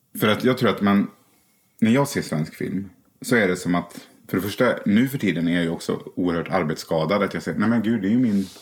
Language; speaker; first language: Swedish; native; Swedish